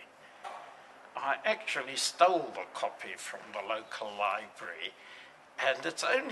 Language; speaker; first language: English; native; English